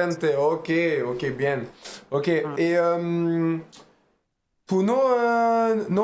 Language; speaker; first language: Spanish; non-native, learner; French